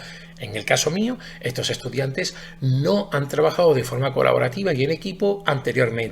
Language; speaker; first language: Spanish; native; Spanish